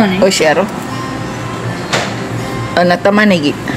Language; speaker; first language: Japanese; non-native, learner; Filipino